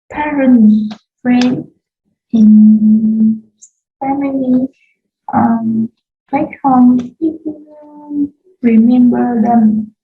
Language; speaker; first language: English; non-native, learner; Vietnamese